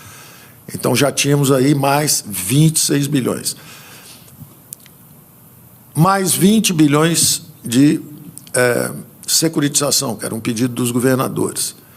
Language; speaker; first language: Portuguese; native; Portuguese